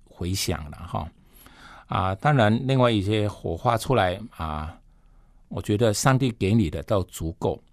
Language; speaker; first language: Chinese; non-native, fluent; Cantonese